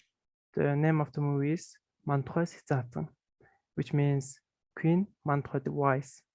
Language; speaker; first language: English; non-native, fluent; Mongolian